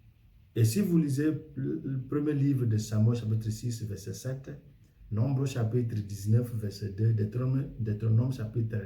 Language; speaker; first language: French; non-native, fluent; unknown